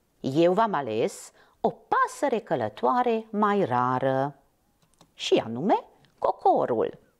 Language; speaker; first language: Romanian; non-native, local second language; Hungarian